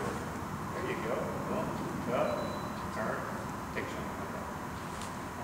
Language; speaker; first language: English; native; English